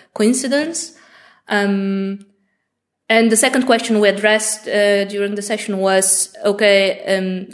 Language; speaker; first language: English; non-native, fluent; Bulgarian